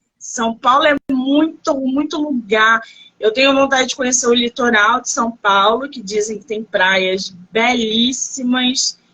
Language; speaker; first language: Portuguese; native; Portuguese